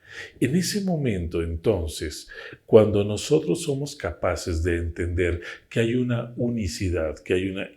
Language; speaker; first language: Spanish; native; Spanish